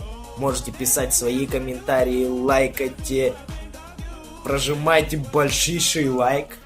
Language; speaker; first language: Russian; non-native, local second language; Yakut